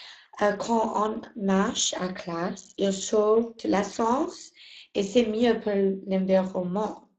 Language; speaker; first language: French; non-native, learner; English